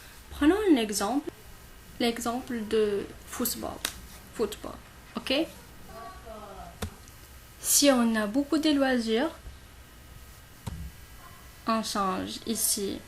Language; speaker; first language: French; non-native, local second language; Arabic